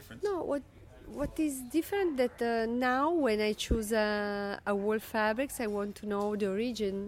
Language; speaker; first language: English; non-native, learner; Italian